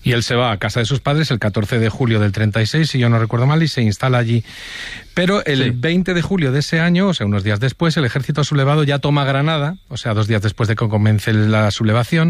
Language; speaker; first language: Spanish; native; Spanish